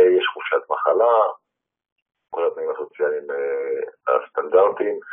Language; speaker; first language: Hebrew; native; Hebrew